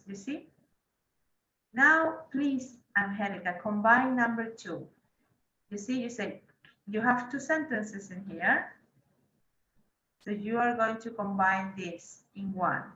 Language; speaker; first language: English; non-native, fluent; Spanish